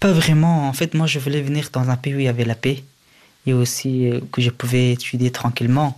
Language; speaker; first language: French; early bilingual, other home language; Persian